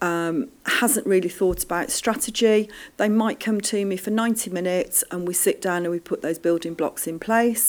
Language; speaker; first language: English; native; English